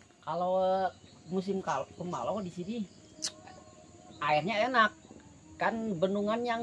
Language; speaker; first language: Indonesian; non-native, local second language; Sundanese